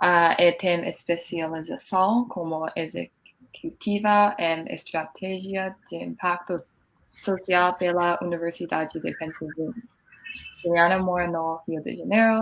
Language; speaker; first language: Portuguese; non-native, learner; English